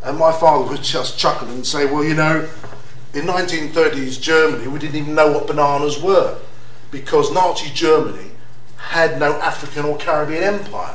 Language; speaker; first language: English; native; English